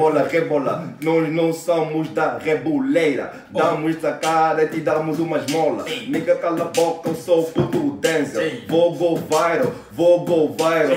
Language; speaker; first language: Portuguese; native; Portuguese